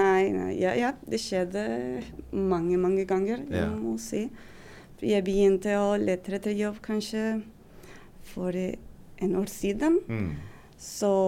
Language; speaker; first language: Norwegian; non-native, fluent; Spanish